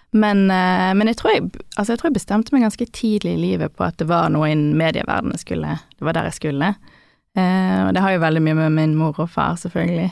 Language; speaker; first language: Norwegian; native; Norwegian